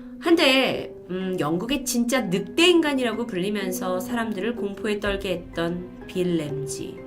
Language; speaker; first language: Korean; native; Korean